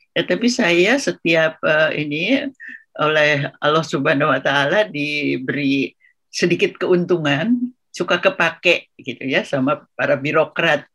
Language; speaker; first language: Indonesian; non-native, local second language; Sundanese